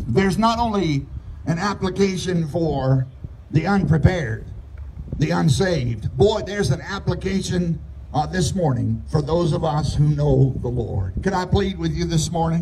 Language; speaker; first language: English; native; English